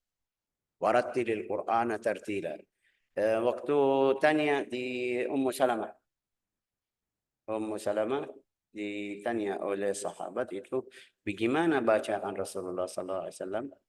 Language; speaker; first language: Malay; non-native, fluent; Arabic